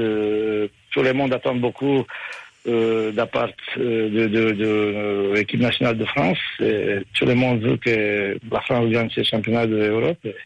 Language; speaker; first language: French; non-native, fluent; Romanian